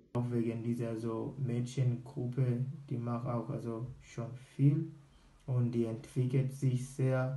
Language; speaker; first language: German; non-native, learner; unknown